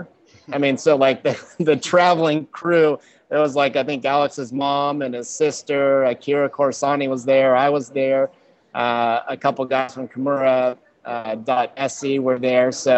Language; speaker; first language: English; native; English